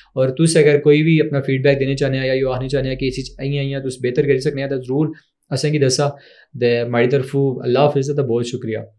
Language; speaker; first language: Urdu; non-native, local second language; Pahari-Potwari